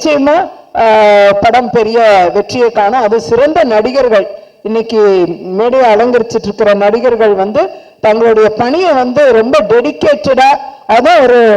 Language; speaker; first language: Tamil; native; Tamil